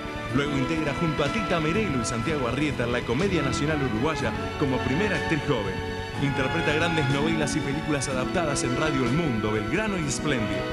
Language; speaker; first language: Spanish; native; Spanish